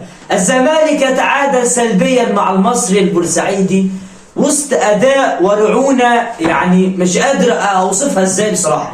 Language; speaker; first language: Arabic; native; Arabic